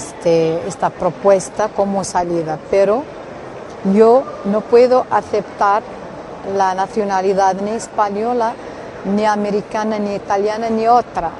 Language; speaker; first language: Spanish; non-native, fluent; Arabic